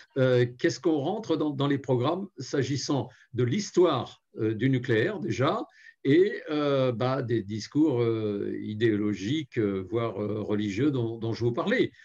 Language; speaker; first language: French; native; French